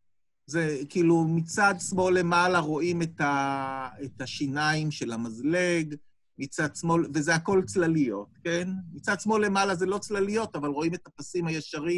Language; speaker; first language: Hebrew; native; Hebrew